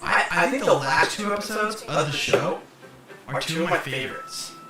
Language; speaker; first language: English; native; English